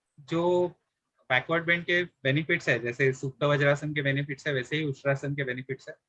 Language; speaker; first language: Hindi; non-native, local second language; Marathi